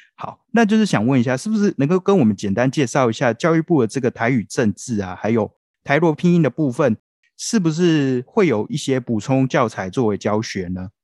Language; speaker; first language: Chinese; non-native, local second language; Min Nan Chinese